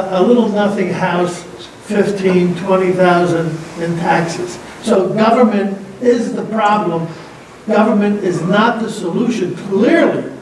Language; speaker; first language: English; non-native, fluent; Greek